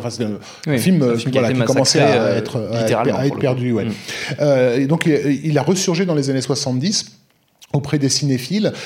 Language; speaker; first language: French; native; French